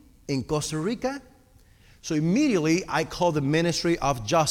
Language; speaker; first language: English; non-native, fluent; Spanish